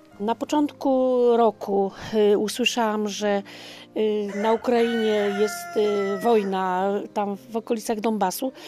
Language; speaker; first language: Polish; native; Polish